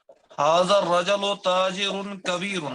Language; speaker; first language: Arabic; non-native, learner; Urdu